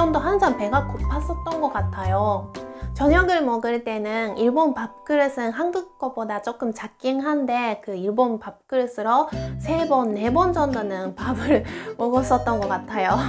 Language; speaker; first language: Korean; non-native, fluent; Japanese